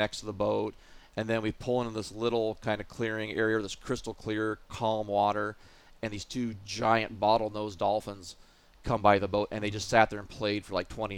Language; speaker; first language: English; native; English